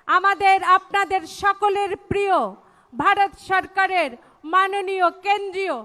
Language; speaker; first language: Hindi; non-native, local second language; Bangla